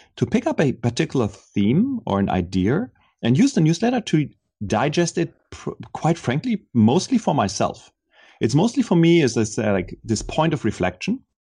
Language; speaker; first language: English; non-native, fluent; German